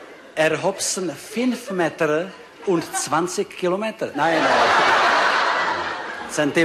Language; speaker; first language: German; non-native, learner; Czech